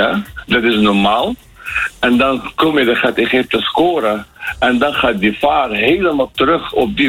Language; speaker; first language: Dutch; non-native, fluent; Arabic